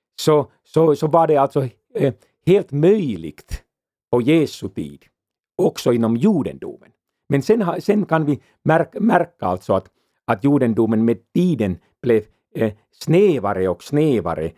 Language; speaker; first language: Swedish; non-native, fluent; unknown